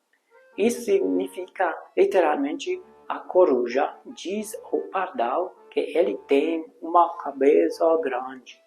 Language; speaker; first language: Portuguese; non-native, fluent; Hungarian